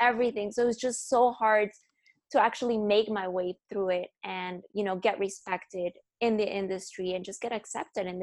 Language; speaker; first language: English; non-native, fluent; Spanish